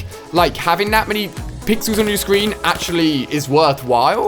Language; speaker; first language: English; native; English